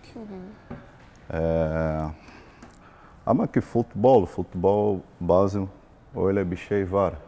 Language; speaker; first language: Turkish; non-native, learner; Portuguese